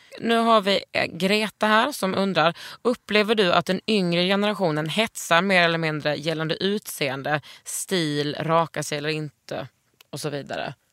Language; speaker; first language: Swedish; native; Swedish